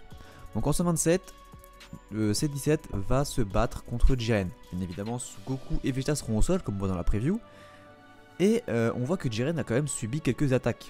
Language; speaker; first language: French; native; French